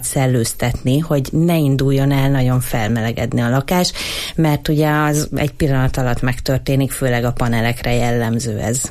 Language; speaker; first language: Hungarian; native; Hungarian